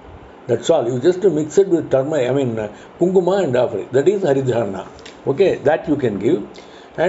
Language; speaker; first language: English; non-native, local second language; Tamil